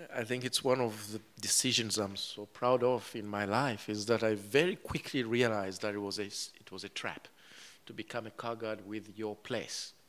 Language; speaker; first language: English; non-native, local second language; Kinyarwanda